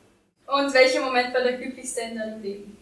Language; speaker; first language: German; native; German